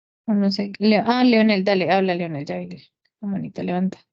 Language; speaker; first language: Spanish; native; Spanish